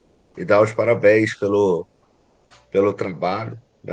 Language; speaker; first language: Portuguese; native; Portuguese